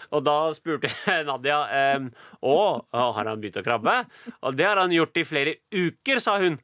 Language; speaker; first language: Norwegian; early bilingual, other home language; Punjabi